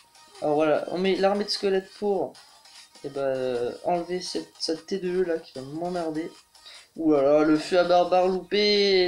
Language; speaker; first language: French; native; French